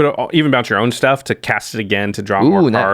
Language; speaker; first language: English; native; English